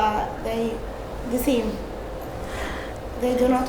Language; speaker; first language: English; non-native, learner; Arabic